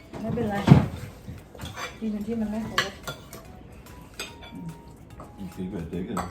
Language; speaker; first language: Danish; early bilingual, heritage; Thai